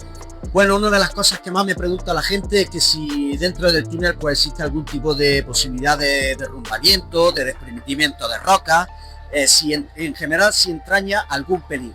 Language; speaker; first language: Spanish; native; Spanish